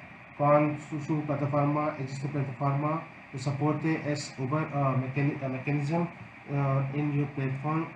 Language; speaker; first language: Spanish; non-native, learner; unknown